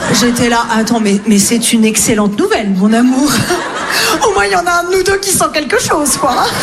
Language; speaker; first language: French; native; French